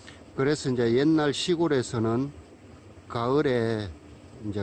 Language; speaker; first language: Korean; native; Korean